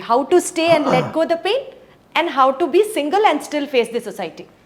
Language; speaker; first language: Telugu; native; Telugu